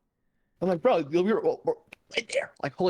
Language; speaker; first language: English; native; English